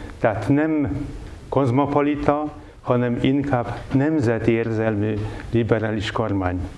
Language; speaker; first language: Hungarian; non-native, fluent; Polish